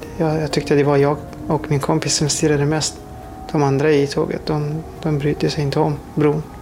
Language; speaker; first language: Swedish; non-native, fluent; Persian